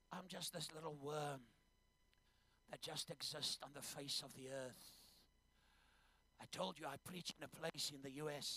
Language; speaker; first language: English; non-native, local second language; Afrikaans